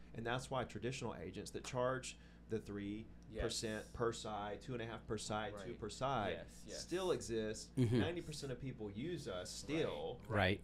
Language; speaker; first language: English; native; English